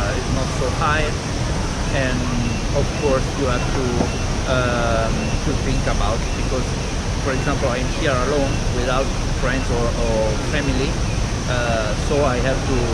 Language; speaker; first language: English; non-native, fluent; Italian